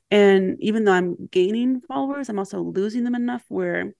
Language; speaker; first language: English; native; English